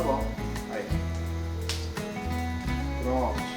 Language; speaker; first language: Portuguese; native; Portuguese